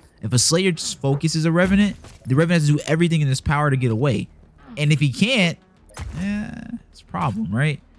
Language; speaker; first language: English; native; English